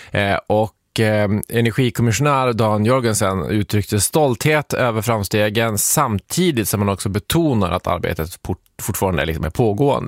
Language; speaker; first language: Swedish; native; Swedish